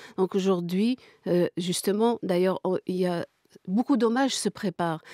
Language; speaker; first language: French; non-native, local second language; Kabyle